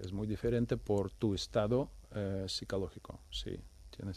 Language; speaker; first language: Spanish; non-native, fluent; Ukrainian